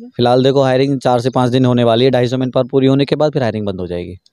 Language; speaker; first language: Hindi; native; Hindi